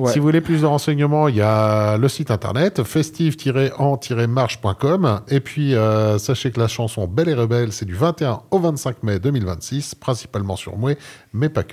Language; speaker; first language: French; native; French